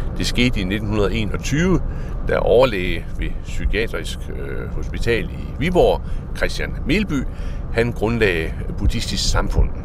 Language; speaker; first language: Danish; native; Danish